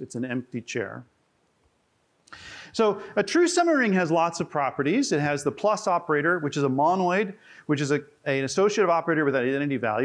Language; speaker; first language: English; native; English